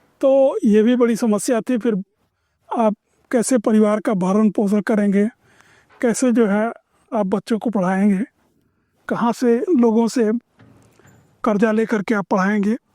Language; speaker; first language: Hindi; native; Hindi